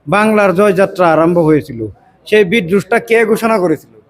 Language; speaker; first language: Bangla; non-native, local second language; Assamese